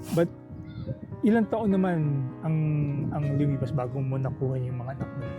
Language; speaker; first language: Filipino; native; Filipino